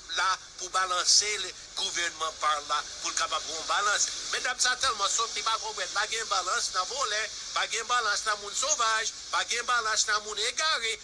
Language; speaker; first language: Haitian Creole; non-native, fluent; English